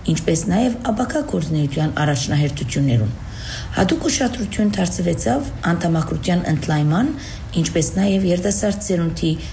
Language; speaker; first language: Armenian; early bilingual, heritage; Armenian